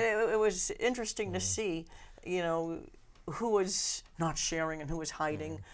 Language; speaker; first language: English; native; English